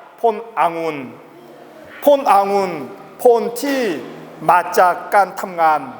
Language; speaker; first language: Thai; non-native, learner; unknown